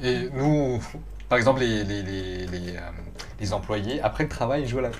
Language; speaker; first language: French; non-native, fluent; Lao